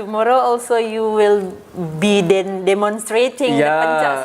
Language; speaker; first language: English; non-native, fluent; Indonesian